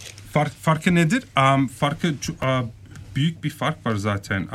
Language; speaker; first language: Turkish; early bilingual, heritage; Turkish